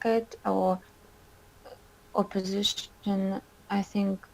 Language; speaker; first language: English; non-native, learner; Russian